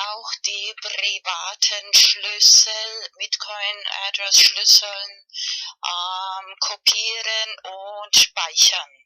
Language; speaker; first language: German; non-native, fluent; Spanish